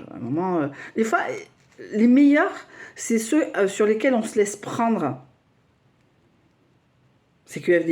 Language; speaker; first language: French; native; French